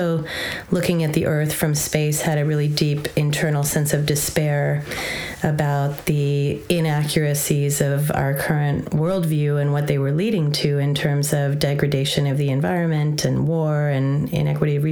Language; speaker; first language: English; native; English